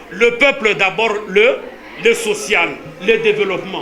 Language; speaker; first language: French; non-native, local second language; Lingala